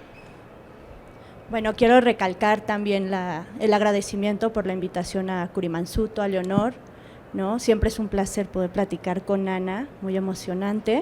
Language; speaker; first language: Spanish; native; Spanish